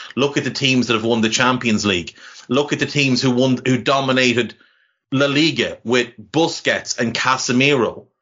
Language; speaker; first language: English; native; English